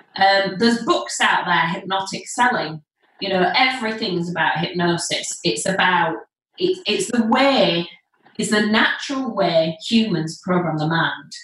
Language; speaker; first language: English; native; English